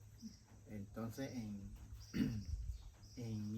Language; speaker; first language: Spanish; non-native, local second language; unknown